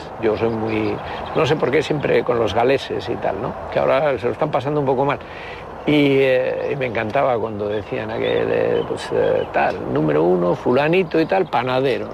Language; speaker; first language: Spanish; native; Spanish